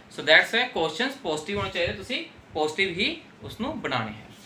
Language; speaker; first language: Hindi; non-native, local second language; Punjabi